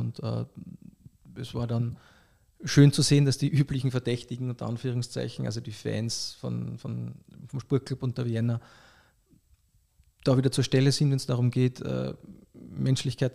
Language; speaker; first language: German; native; German